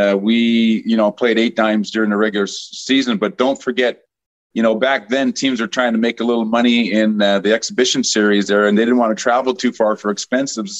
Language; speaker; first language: English; native; English